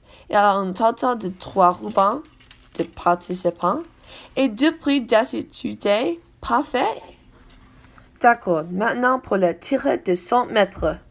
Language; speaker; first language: French; non-native, learner; English